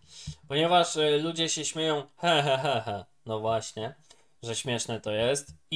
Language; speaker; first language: Polish; native; Polish